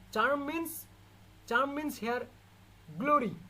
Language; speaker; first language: English; non-native, local second language; Bangla